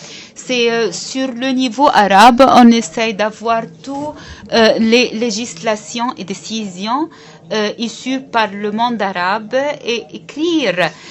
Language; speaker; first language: French; non-native, fluent; Arabic